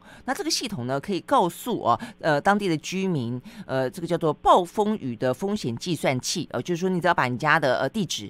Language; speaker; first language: Chinese; native; Chinese